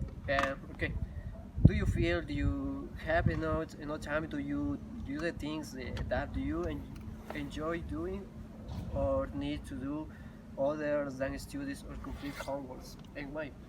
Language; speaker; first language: English; non-native, learner; Spanish